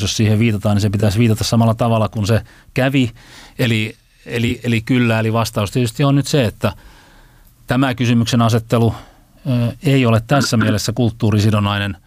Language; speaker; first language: Finnish; native; Finnish